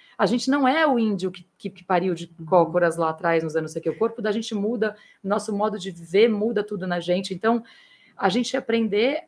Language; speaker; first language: Portuguese; native; Portuguese